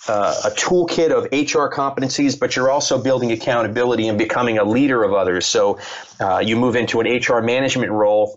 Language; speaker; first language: English; native; English